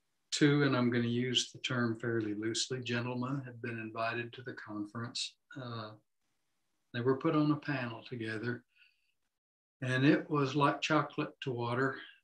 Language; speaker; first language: English; native; English